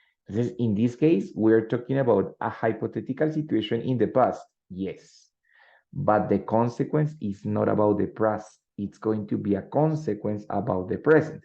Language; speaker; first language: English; non-native, fluent; Spanish